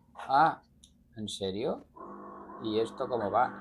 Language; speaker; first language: Spanish; non-native, local second language; Catalan